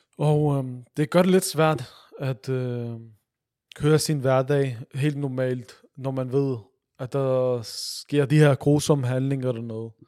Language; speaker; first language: Danish; early bilingual, other home language; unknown